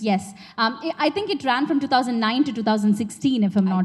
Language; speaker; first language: English; non-native, local second language; Tamil